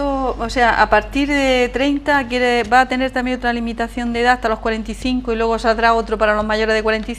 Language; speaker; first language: Spanish; native; Spanish